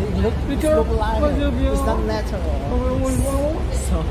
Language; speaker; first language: English; non-native, learner; Thai